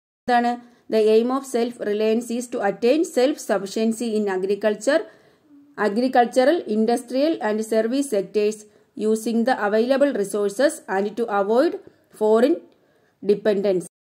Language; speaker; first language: English; non-native, local second language; Malayalam